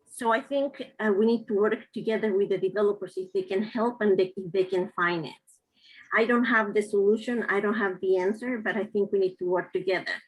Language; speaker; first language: English; non-native, fluent; Spanish